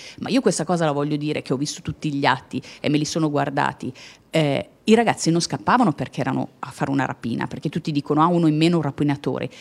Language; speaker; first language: Italian; native; Italian